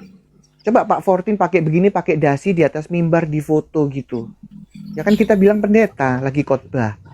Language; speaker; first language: Indonesian; native; Indonesian